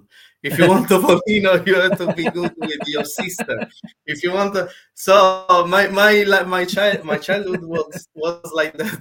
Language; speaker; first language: English; non-native, learner; Italian